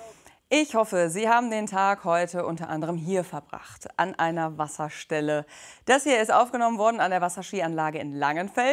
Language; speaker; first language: German; native; German